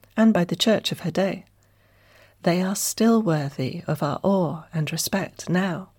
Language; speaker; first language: English; native; English